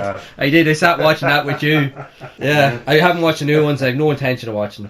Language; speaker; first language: English; native; English